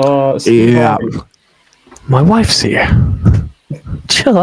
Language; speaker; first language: English; native; English